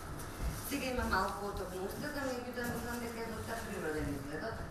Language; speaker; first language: Macedonian; native; Macedonian